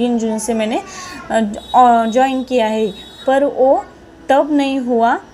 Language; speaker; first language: Hindi; non-native, local second language; Marathi